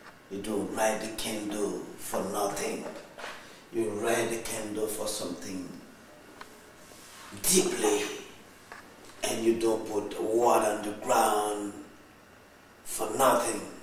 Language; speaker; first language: English; non-native, learner; Haitian Creole